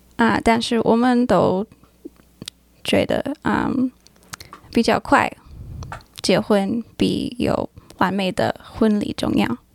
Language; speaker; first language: Chinese; early bilingual, heritage; English